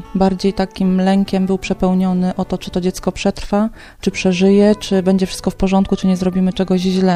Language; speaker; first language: Polish; native; Polish